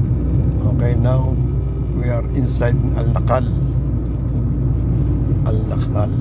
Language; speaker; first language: English; non-native, learner; Filipino